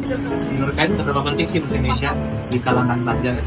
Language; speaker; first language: Indonesian; native; Indonesian